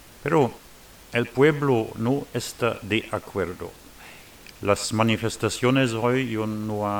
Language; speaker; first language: Spanish; non-native, learner; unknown